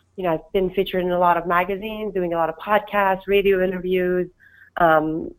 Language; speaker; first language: English; non-native, fluent; Persian